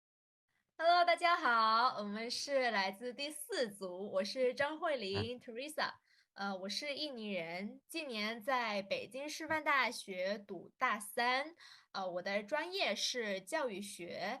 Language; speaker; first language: Chinese; non-native, local second language; Indonesian